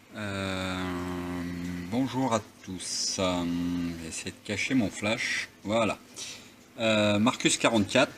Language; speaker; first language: French; native; French